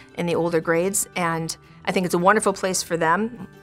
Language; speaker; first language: English; native; English